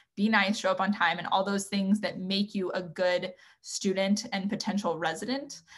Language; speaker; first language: English; native; English